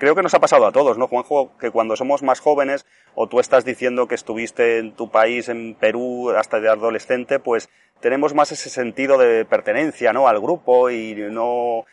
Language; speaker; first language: Spanish; native; Spanish